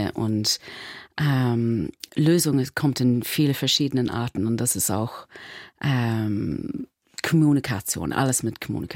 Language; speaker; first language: German; non-native, learner; English